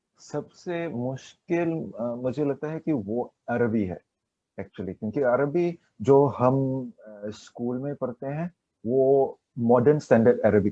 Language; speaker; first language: Hindi; non-native, learner; Chinese